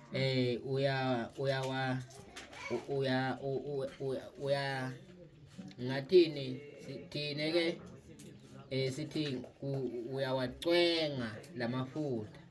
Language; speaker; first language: Zulu; non-native, local second language; Swati